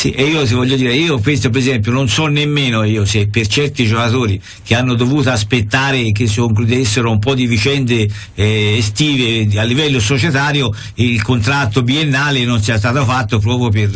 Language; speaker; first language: Italian; native; Italian